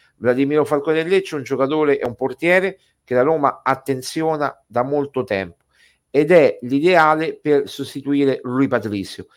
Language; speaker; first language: Italian; native; Italian